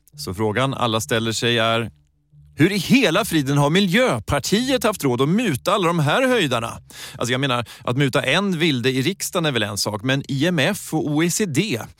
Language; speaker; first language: Swedish; native; Swedish